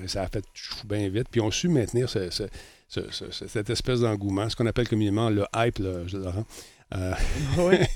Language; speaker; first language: French; native; French